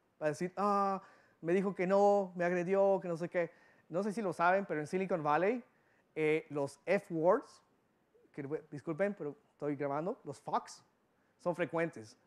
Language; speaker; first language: Spanish; early bilingual, heritage; Spanish